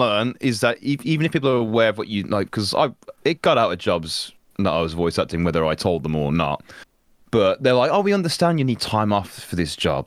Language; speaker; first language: English; native; English